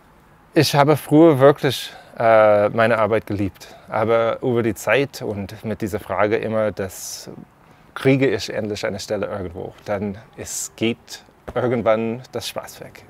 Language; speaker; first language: German; non-native, fluent; English